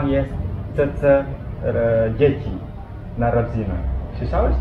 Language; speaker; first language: Polish; non-native, learner; Balinese